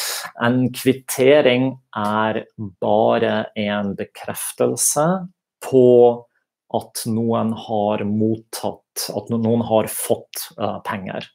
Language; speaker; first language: Norwegian; non-native, fluent; German